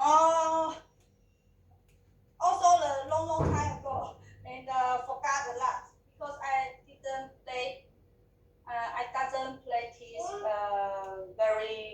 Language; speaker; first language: English; non-native, learner; Chinese